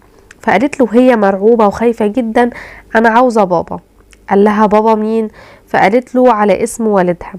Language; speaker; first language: Arabic; native; Arabic